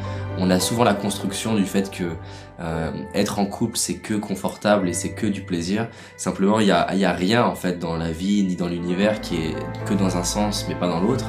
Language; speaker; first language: French; native; French